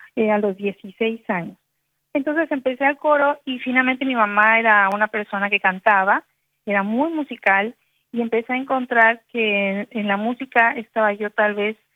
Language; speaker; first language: Spanish; native; Spanish